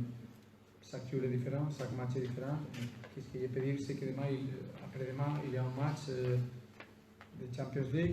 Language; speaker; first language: French; non-native, fluent; Spanish